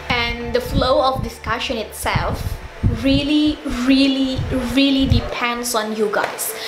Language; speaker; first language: English; non-native, fluent; Indonesian